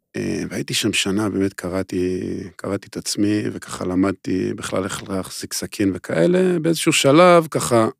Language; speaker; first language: Hebrew; native; Hebrew